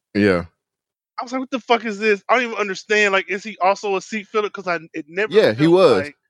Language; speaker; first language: English; native; English